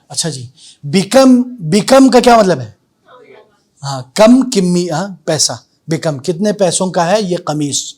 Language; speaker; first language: Urdu; native; Urdu